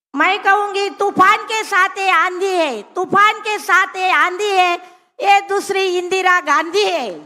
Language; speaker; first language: Hindi; non-native, local second language; Marathi